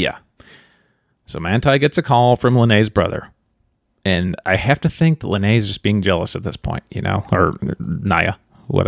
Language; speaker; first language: English; native; English